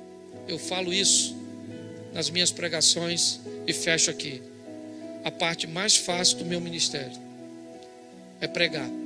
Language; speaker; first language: Portuguese; native; Portuguese